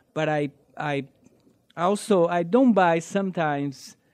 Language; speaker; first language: English; non-native, learner; Portuguese